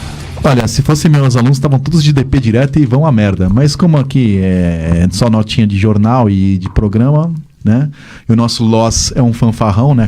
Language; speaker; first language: Portuguese; native; Portuguese